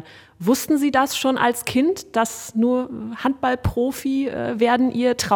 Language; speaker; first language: German; native; German